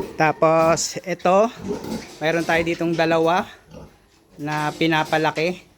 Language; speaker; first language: Filipino; non-native, local second language; Cebuano